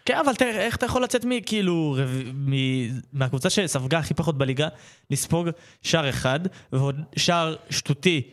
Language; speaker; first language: Hebrew; native; Hebrew